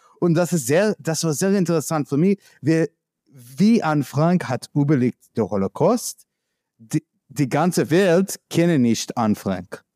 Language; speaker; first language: German; non-native, learner; English